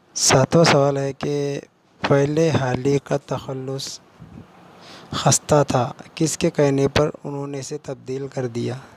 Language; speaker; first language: Urdu; native; Urdu